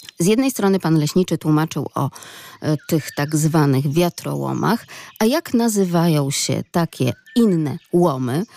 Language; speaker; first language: Polish; native; Polish